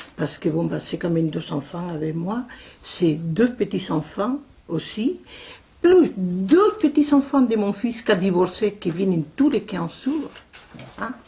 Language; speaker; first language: French; non-native, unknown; Spanish